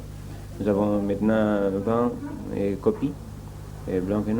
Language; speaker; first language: French; non-native, learner; Spanish